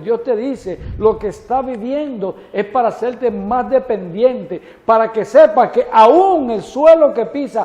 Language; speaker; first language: Spanish; native; Spanish